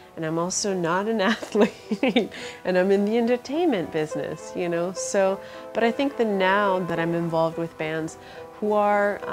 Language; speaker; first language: English; early bilingual, other home language; Persian